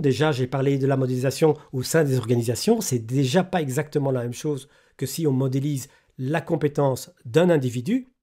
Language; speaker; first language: French; native; French